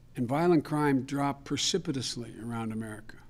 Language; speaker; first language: English; native; English